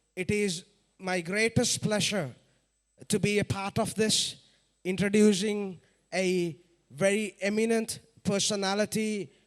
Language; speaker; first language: English; non-native, local second language; Sinhala